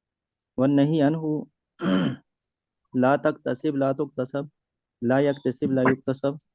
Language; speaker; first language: Arabic; non-native, learner; Urdu